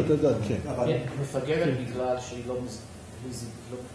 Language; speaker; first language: Hebrew; native; Hebrew